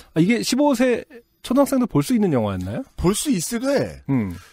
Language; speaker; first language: Korean; native; Korean